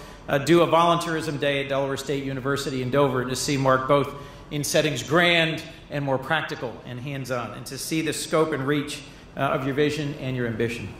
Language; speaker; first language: English; native; English